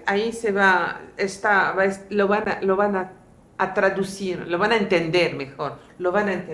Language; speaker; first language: Spanish; non-native, fluent; French